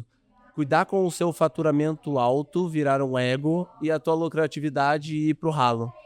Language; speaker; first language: Portuguese; native; Portuguese